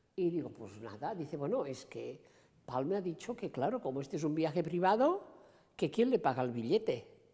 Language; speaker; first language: Spanish; non-native, local second language; Catalan